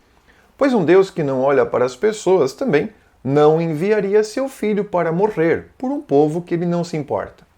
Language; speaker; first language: Portuguese; native; Portuguese